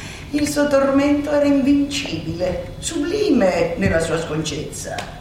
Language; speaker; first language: Italian; native; Italian